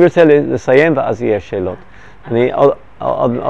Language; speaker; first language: Hebrew; non-native, fluent; English